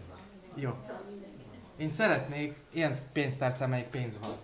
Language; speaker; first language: Hungarian; non-native, learner; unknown